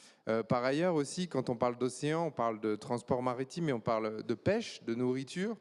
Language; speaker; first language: French; native; French